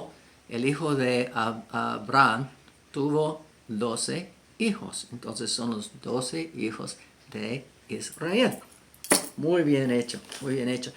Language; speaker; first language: Spanish; non-native, fluent; English